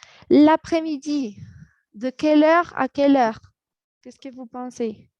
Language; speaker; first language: French; non-native, fluent; Spanish